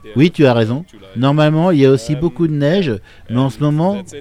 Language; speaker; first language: French; non-native, fluent; German